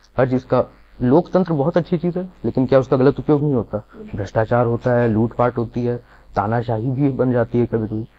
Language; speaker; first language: Hindi; native; Hindi